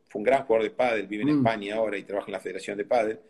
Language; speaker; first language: Spanish; native; Spanish